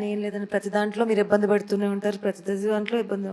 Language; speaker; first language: Telugu; native; Telugu